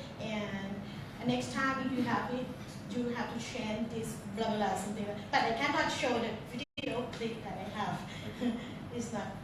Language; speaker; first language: English; non-native, fluent; Thai